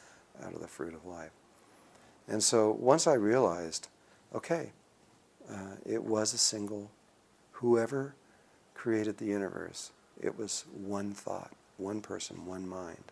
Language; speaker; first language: English; native; English